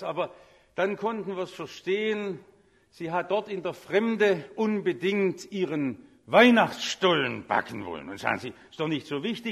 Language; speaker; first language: German; native; German